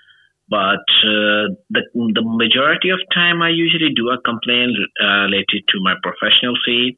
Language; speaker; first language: English; non-native, local second language; Urdu